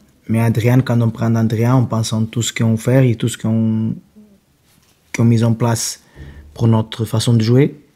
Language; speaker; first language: French; non-native, fluent; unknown